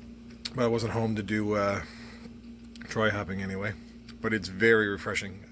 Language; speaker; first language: English; native; English